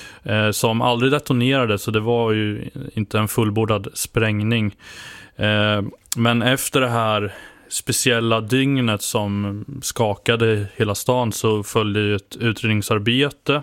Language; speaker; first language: Swedish; native; Swedish